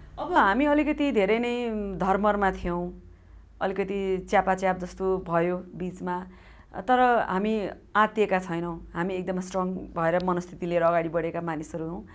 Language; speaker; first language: Nepali; native; Nepali